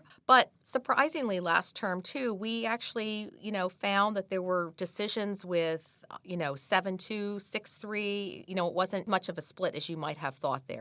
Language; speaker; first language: English; native; English